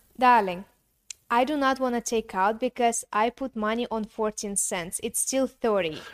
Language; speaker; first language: English; non-native, fluent; Russian